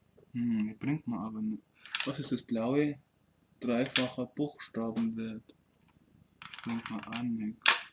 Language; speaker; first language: German; native; German